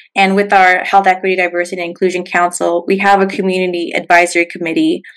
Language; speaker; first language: English; native; English